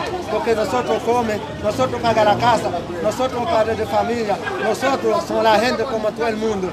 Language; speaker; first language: Spanish; non-native, learner; Haitian Creole